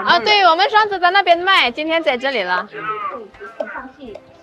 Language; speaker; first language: Chinese; non-native, local second language; Indonesian